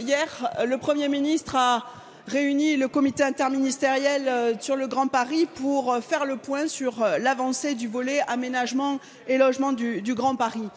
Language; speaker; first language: French; native; French